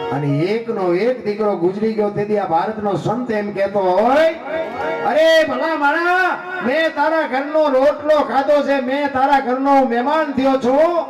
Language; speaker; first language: Gujarati; native; Gujarati